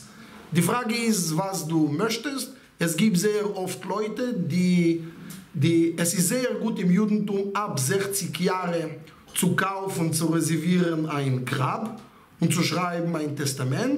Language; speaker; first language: German; non-native, fluent; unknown